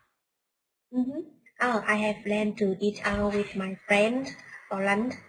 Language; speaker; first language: English; non-native, learner; Vietnamese